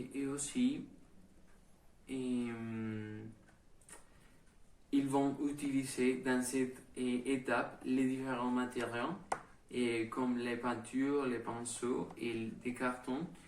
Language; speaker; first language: French; non-native, learner; Spanish